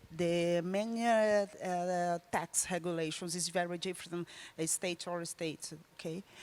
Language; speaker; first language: English; non-native, learner; Portuguese